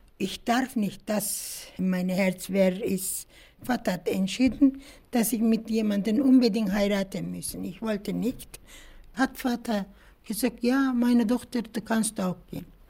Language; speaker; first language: German; non-native, learner; Turkish